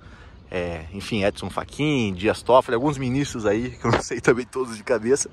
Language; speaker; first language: Portuguese; native; Portuguese